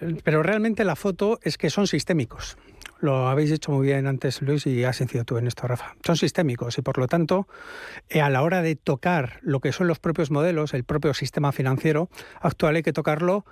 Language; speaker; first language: Spanish; native; Spanish